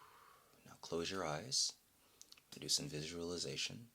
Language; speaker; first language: English; native; English